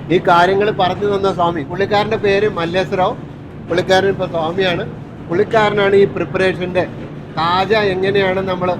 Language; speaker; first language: Malayalam; early bilingual, heritage; Malayalam